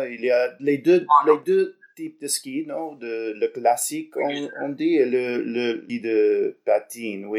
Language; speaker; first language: French; non-native, learner; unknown